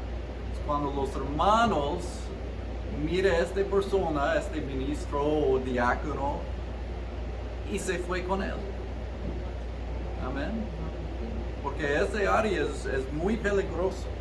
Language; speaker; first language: Spanish; early bilingual, heritage; Spanish